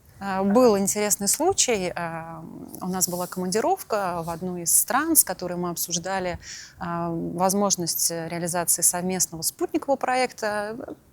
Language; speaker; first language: Russian; native; Russian